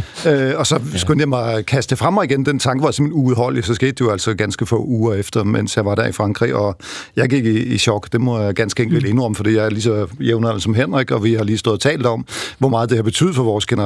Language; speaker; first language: Danish; native; Danish